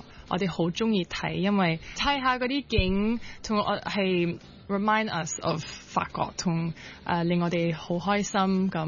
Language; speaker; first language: Cantonese; early bilingual, heritage; French